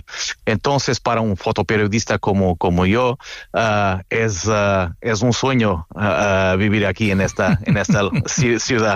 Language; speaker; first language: Spanish; non-native, fluent; Portuguese